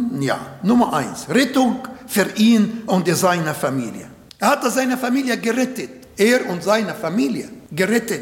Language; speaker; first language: German; non-native, learner; Arabic